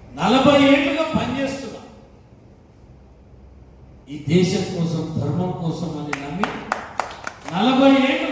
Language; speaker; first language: Telugu; native; Telugu